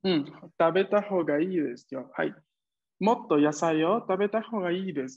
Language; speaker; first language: Japanese; non-native, fluent; Spanish